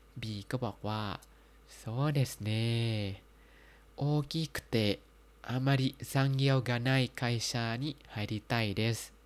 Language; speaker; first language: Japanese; non-native, fluent; Thai